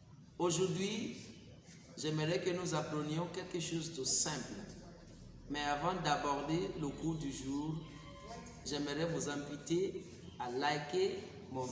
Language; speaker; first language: French; non-native, fluent; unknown